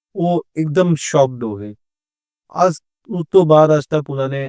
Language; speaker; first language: Hindi; non-native, local second language; Punjabi